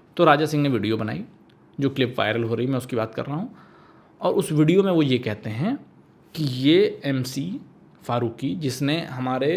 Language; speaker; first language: Hindi; native; Hindi